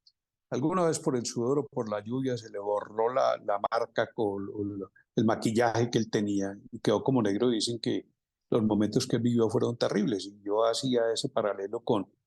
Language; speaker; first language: Spanish; native; Spanish